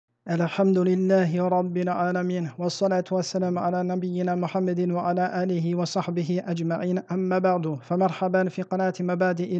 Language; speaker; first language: Arabic; non-native, fluent; French